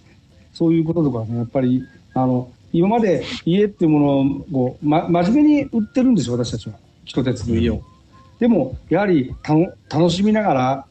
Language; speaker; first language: Japanese; native; Japanese